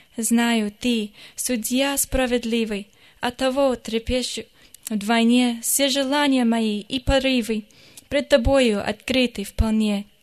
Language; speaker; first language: Russian; non-native, fluent; English